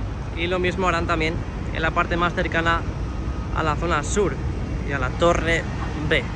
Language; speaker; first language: Spanish; native; Spanish